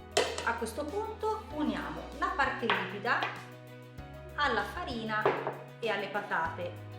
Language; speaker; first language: Italian; native; Italian